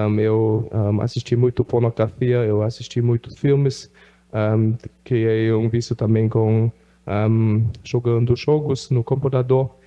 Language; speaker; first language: Portuguese; non-native, local second language; German